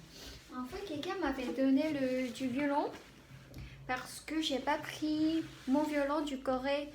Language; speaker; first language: French; non-native, learner; Korean